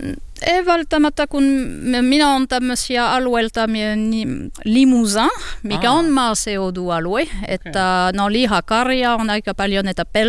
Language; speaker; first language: Finnish; non-native, learner; French